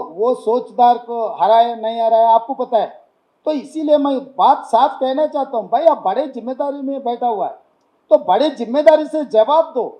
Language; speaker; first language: Hindi; non-native, local second language; Telugu